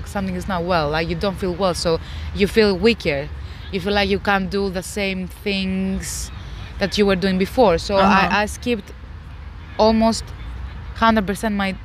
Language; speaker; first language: English; non-native, fluent; Greek